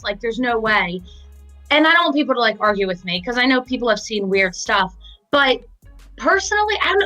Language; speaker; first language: English; native; English